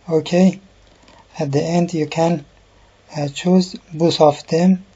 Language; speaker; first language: English; non-native, learner; Persian